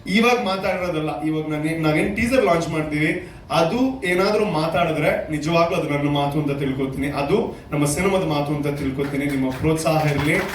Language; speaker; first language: Kannada; non-native, local second language; Tulu